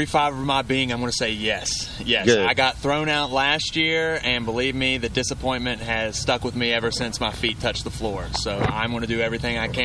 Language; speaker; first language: English; native; English